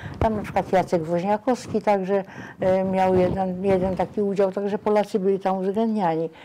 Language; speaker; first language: Polish; native; Polish